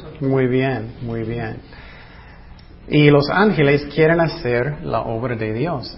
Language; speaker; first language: Spanish; non-native, fluent; English